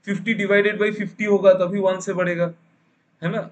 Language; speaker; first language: Hindi; non-native, local second language; Bangla